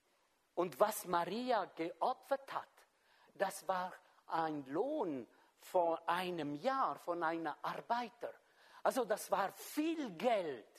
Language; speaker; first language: German; non-native, fluent; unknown